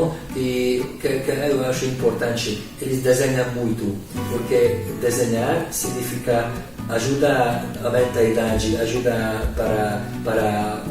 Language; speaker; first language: Portuguese; non-native, learner; Hungarian